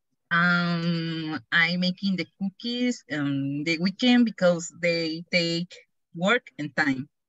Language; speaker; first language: English; non-native, learner; Spanish